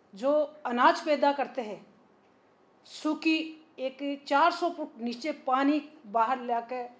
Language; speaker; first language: Hindi; native; Hindi